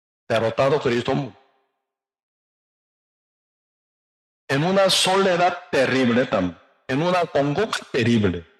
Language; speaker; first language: Spanish; non-native, learner; Korean